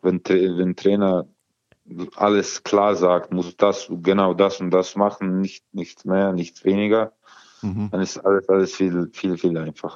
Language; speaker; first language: German; non-native, learner; Croatian